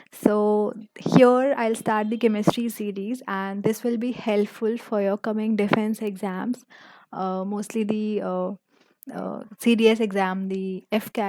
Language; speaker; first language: English; non-native, local second language; Hindi